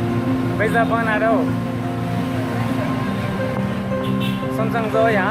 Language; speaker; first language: Vietnamese; non-native, learner; Urdu